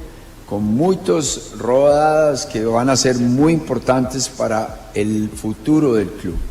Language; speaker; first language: Portuguese; non-native, fluent; Spanish